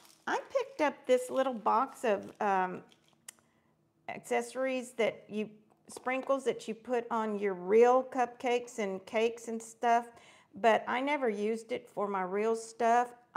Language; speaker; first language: English; early bilingual, other home language; Spanish